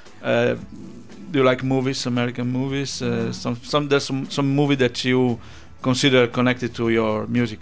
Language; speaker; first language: English; non-native, fluent; Italian